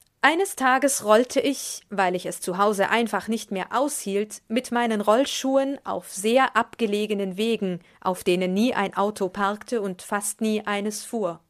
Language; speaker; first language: German; native; German